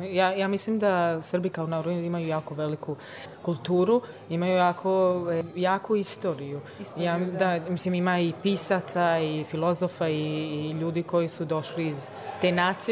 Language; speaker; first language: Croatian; early bilingual, other home language; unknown